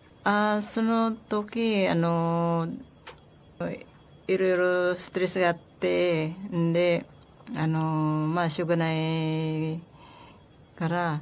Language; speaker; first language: Japanese; non-native, learner; Filipino